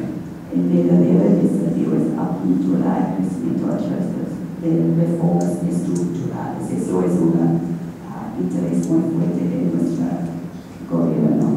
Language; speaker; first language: Spanish; non-native, fluent; English